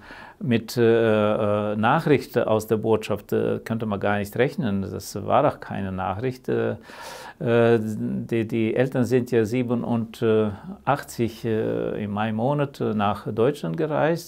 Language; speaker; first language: German; early bilingual, heritage; German